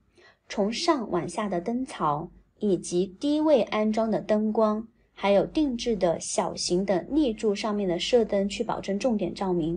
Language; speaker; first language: Chinese; native; Chinese